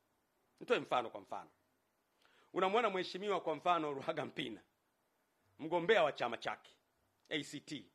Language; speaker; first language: Swahili; native; Swahili